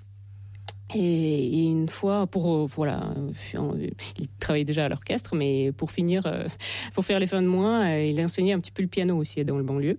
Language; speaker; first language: French; non-native, fluent; Russian